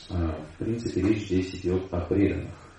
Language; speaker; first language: Russian; native; Russian